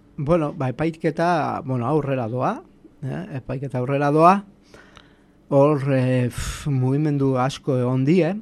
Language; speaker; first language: Basque; native; Basque